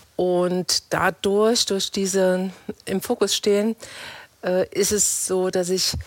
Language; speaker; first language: German; native; German